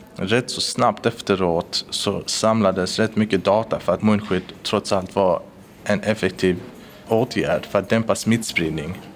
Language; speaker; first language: Swedish; early bilingual, other home language; Persian